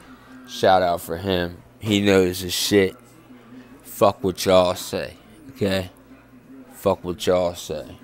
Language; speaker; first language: English; native; English